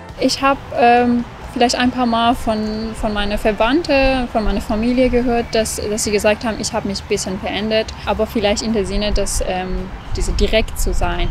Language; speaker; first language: German; non-native, fluent; Persian